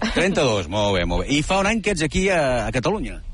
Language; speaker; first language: Catalan; native; Catalan